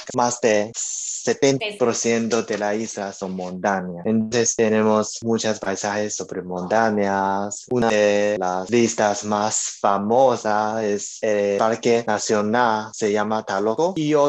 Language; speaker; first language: Spanish; non-native, learner; Chinese